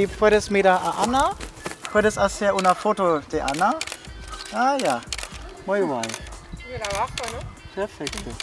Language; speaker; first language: Spanish; non-native, learner; German